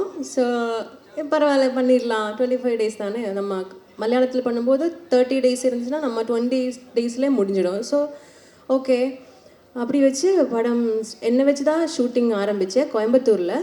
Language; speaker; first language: Tamil; non-native, learner; Malayalam